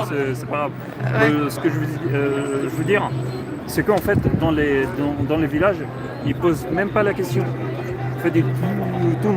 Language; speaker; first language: French; non-native, fluent; Arabic